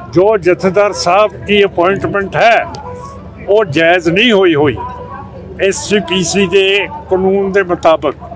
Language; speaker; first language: Hindi; non-native, local second language; Punjabi